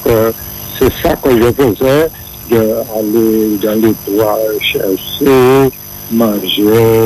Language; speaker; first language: French; non-native, local second language; Guadeloupean Creole French